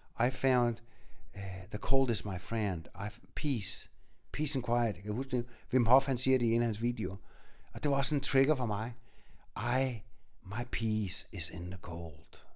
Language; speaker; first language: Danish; native; Danish